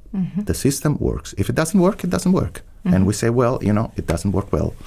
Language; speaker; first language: English; non-native, fluent; Italian